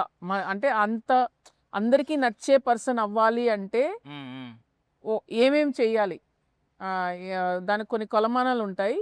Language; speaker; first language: Telugu; native; Telugu